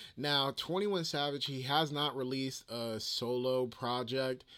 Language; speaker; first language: English; native; English